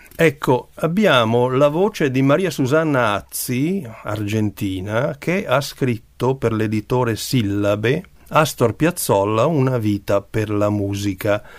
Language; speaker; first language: Italian; native; Italian